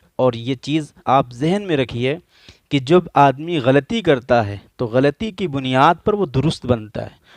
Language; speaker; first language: Urdu; native; Urdu